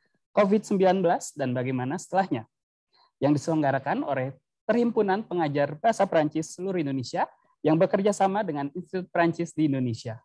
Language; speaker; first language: Indonesian; native; Indonesian